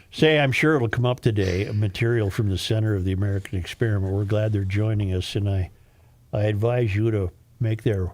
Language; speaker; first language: English; native; English